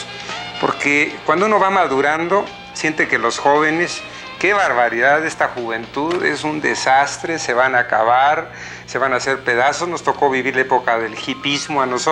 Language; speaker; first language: Spanish; native; Spanish